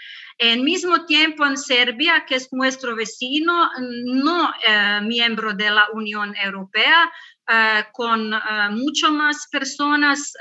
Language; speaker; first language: Spanish; non-native, learner; Croatian